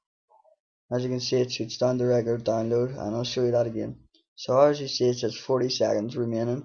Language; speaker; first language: English; native; English